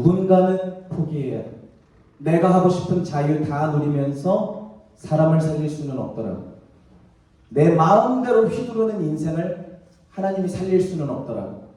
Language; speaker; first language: Korean; native; Korean